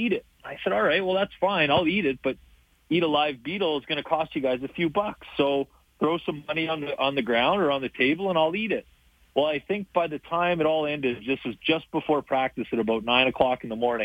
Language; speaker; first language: English; native; English